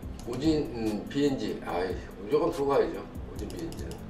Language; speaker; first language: Korean; native; Korean